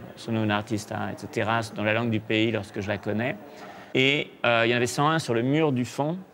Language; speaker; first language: French; native; French